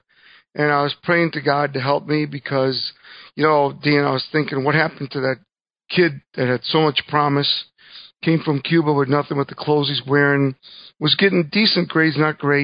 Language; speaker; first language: English; early bilingual, other home language; Spanish